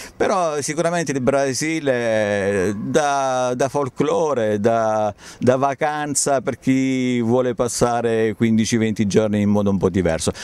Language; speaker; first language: Italian; native; Italian